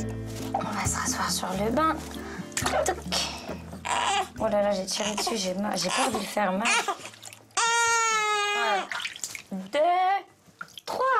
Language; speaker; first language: French; native; French